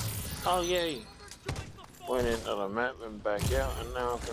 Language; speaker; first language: English; native; English